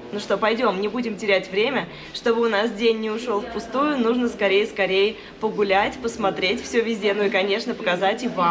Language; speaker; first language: Russian; native; Russian